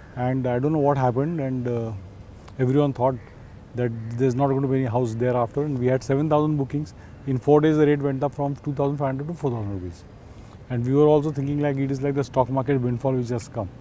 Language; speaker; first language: English; non-native, local second language; Marathi